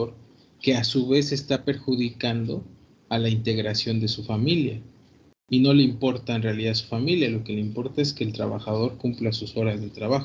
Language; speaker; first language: Spanish; native; Spanish